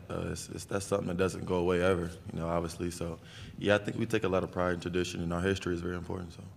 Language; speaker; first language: English; native; English